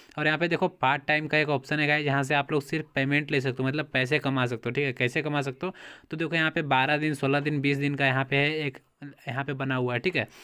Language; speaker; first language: Hindi; native; Hindi